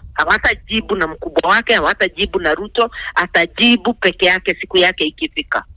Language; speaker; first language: Swahili; non-native, local second language; Kikuyu